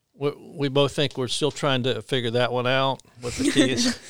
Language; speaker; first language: English; native; English